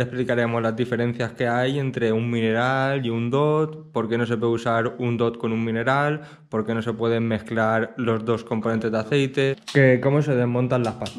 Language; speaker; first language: Spanish; native; Spanish